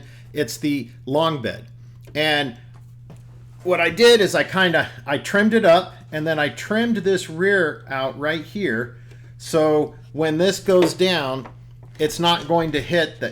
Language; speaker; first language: English; native; English